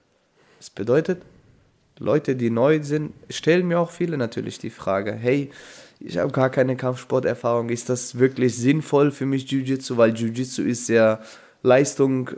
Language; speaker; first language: German; non-native, fluent; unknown